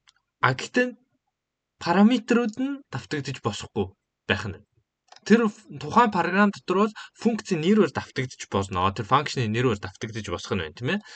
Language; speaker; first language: Mongolian; native; Mongolian